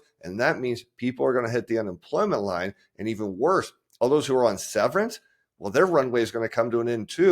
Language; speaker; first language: English; native; English